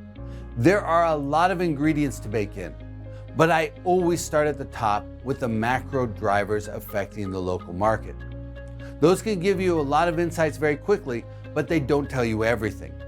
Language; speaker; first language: English; native; English